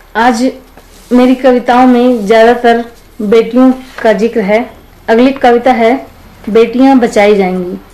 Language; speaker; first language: Hindi; native; Hindi